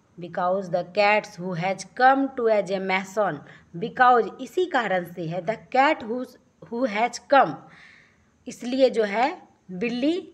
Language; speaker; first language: Hindi; native; Hindi